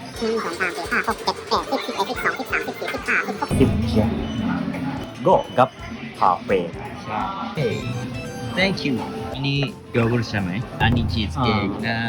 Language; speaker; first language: Thai; non-native, learner; Japanese